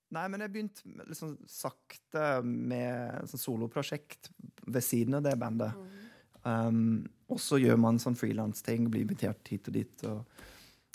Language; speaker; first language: Norwegian; non-native, fluent; English